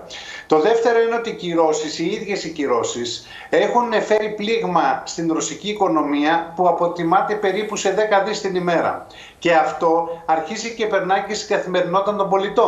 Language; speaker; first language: Greek; native; Greek